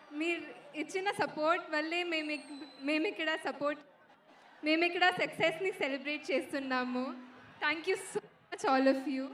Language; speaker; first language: Telugu; non-native, local second language; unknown